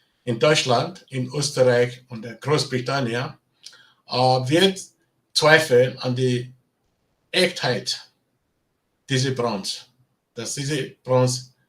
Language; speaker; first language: German; non-native, learner; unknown